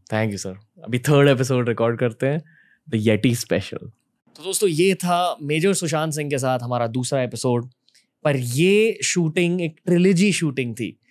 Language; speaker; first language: Hindi; native; Hindi